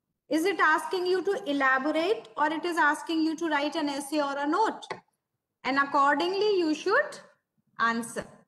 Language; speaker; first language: English; non-native, local second language; Hindi